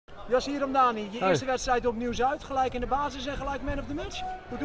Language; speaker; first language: Dutch; native; Dutch